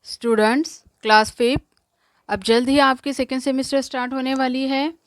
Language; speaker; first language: Hindi; non-native, local second language; Marathi